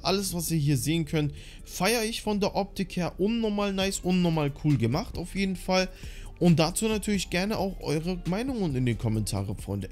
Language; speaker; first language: German; native; German